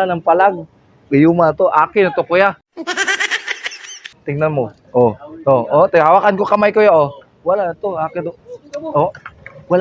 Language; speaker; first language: Filipino; non-native, local second language; Cebuano